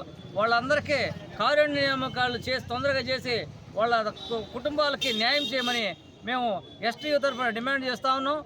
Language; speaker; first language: Telugu; native; Telugu